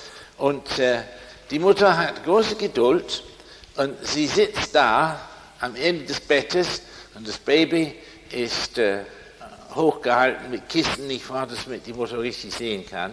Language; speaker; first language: German; non-native, fluent; English